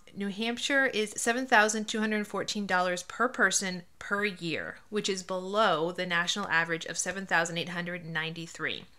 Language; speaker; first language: English; native; English